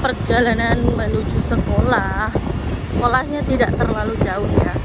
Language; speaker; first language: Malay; non-native, local second language; Javanese